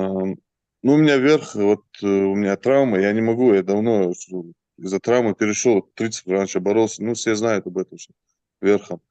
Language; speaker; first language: Russian; native; Russian